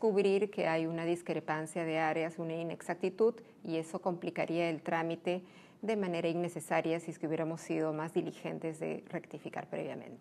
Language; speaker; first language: Spanish; native; Spanish